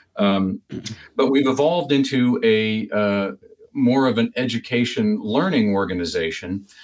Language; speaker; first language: English; native; English